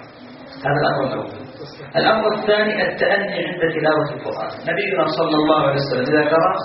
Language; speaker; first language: Arabic; native; Arabic